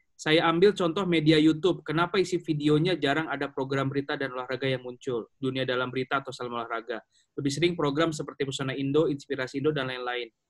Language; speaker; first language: Indonesian; native; Indonesian